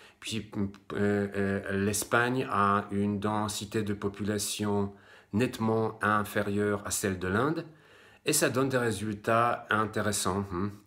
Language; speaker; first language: French; non-native, fluent; Polish